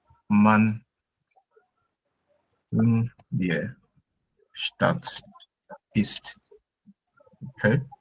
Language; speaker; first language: German; non-native, fluent; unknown